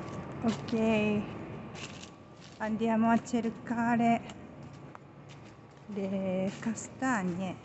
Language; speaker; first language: Italian; non-native, learner; Japanese